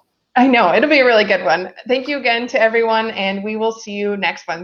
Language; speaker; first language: English; native; English